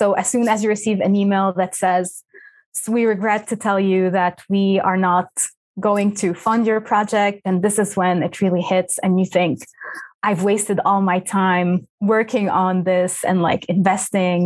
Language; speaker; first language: English; non-native, fluent; Arabic